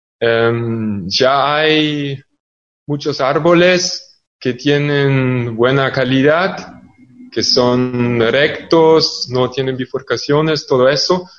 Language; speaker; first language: Spanish; non-native, fluent; German